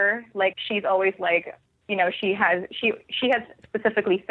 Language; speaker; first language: English; non-native, local second language; Filipino